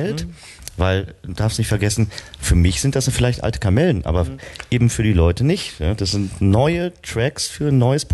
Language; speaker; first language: German; native; German